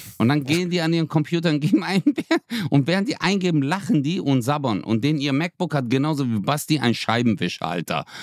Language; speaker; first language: German; early bilingual, other home language; Turkish